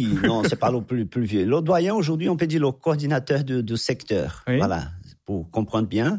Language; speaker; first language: French; non-native, fluent; Portuguese